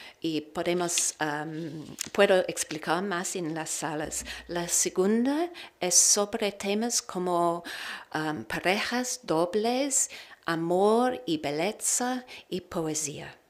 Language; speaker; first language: Spanish; non-native, learner; English